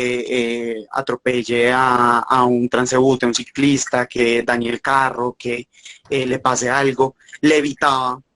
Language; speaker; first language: Spanish; native; Spanish